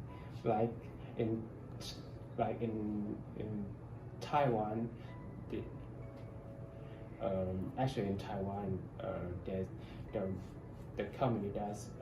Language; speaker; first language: English; non-native, learner; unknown